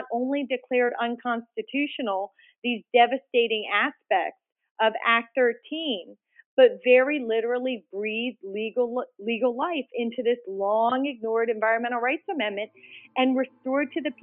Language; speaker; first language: English; native; English